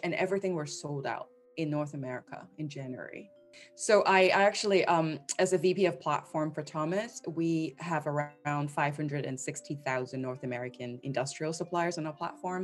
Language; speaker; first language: English; non-native, local second language; Cantonese